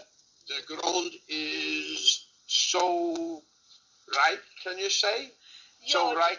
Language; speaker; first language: Dutch; non-native, learner; English